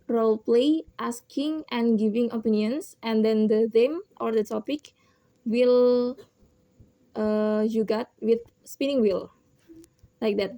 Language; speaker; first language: English; non-native, learner; Indonesian